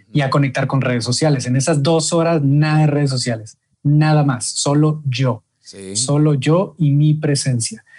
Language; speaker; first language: Spanish; native; Spanish